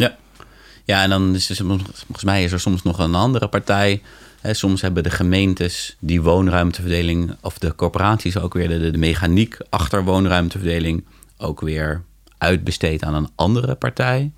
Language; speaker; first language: Dutch; native; Dutch